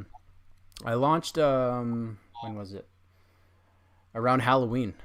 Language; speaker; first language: English; native; English